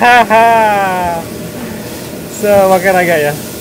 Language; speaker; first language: English; non-native, fluent; Indonesian